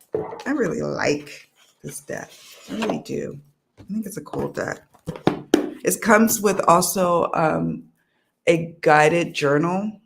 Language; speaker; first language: English; native; English